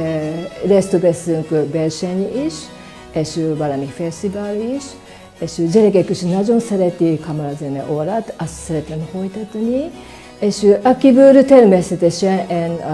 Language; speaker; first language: Hungarian; non-native, learner; Japanese